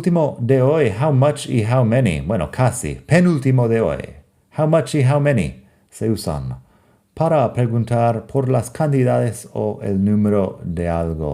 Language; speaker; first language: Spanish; non-native, fluent; English